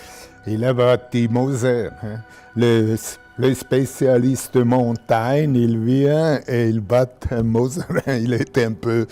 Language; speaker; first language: French; non-native, local second language; German